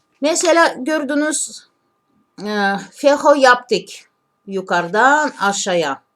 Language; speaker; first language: Turkish; non-native, learner; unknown